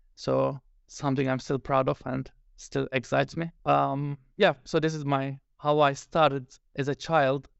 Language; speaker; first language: English; non-native, fluent; Turkish